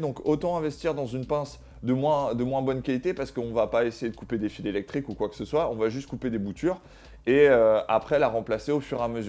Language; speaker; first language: French; native; French